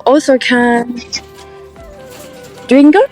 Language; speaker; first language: English; non-native, learner; Chinese